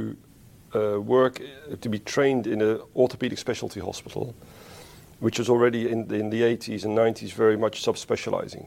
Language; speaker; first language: English; native; English